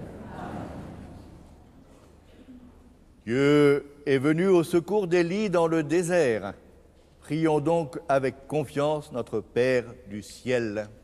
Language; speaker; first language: French; native; French